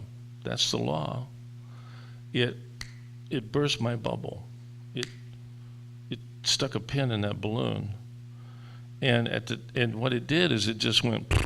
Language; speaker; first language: English; native; English